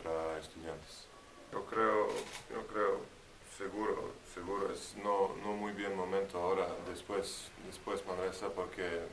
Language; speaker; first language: Spanish; non-native, learner; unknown